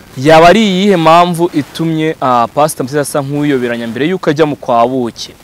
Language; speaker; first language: Kinyarwanda; native; Kinyarwanda